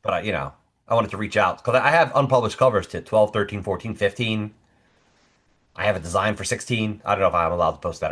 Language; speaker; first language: English; native; English